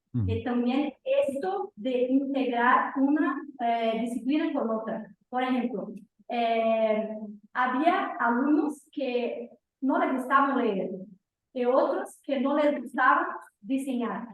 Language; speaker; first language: Spanish; non-native, fluent; Portuguese